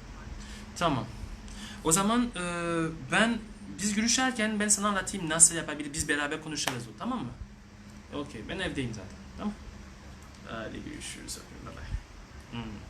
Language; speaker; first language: Turkish; non-native, learner; French